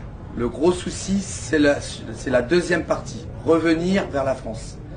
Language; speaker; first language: French; native; French